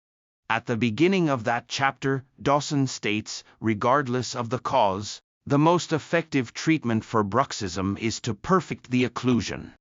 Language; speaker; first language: English; non-native, fluent; Japanese